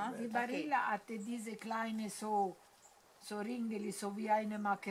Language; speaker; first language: German; non-native, learner; Italian